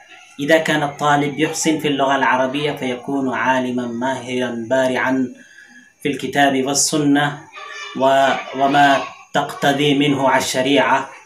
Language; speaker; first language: Arabic; non-native, fluent; Urdu